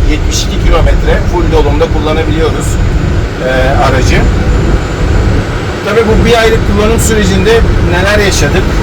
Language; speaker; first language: Turkish; native; Turkish